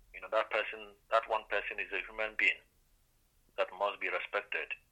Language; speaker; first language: English; non-native, local second language; Igbo